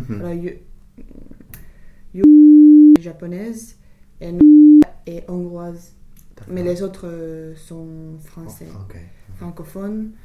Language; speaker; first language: French; non-native, fluent; English